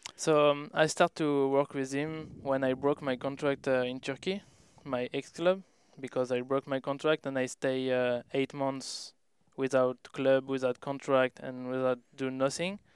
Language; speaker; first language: English; non-native, learner; French